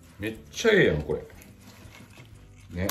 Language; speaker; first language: Japanese; native; Japanese